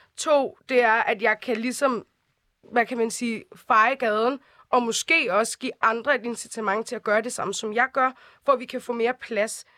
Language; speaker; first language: Danish; early bilingual, other home language; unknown